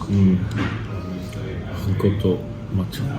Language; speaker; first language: Japanese; non-native, fluent; French